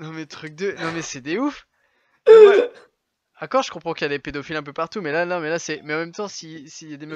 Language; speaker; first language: French; native; French